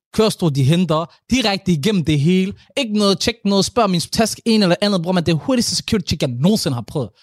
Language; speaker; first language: Danish; early bilingual, other home language; Somali